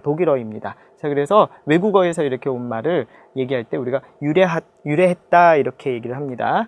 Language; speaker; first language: Korean; native; Korean